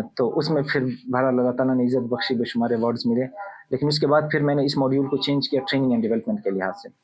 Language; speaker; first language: Urdu; non-native, local second language; Pashto